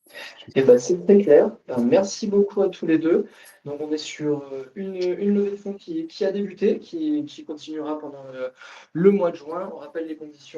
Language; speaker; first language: French; native; French